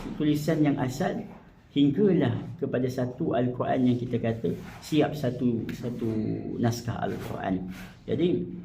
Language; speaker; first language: Malay; native; Malay